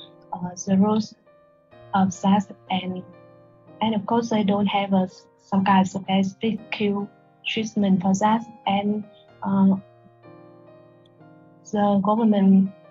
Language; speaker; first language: English; non-native, learner; Vietnamese